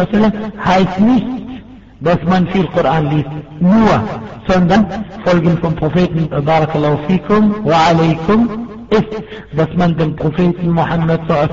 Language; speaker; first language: German; non-native, fluent; Arabic